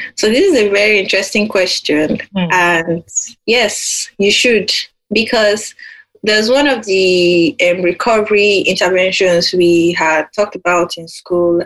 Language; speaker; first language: English; non-native, local second language; Yoruba